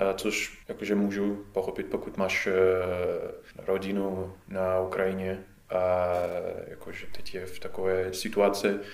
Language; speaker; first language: Czech; non-native, fluent; Russian